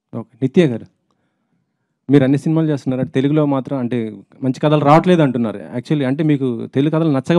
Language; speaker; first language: Telugu; native; Telugu